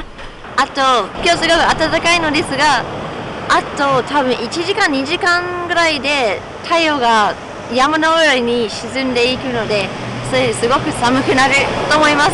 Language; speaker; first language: Japanese; non-native, fluent; English